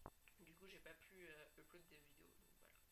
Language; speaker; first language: French; native; French